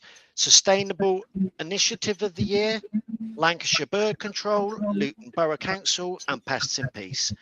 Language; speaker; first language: English; native; English